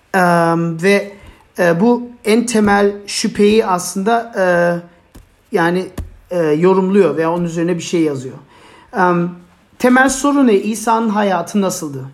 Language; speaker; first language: Turkish; non-native, fluent; German